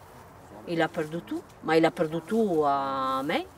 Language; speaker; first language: French; non-native, learner; Italian